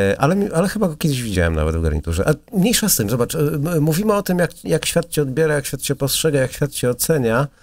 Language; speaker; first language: Polish; native; Polish